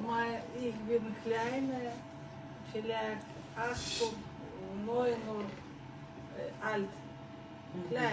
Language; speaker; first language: German; non-native, learner; Russian